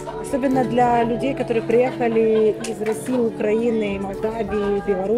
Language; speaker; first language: Russian; native; Russian